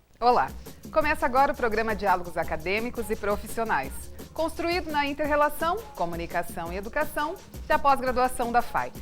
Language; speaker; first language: Portuguese; native; Portuguese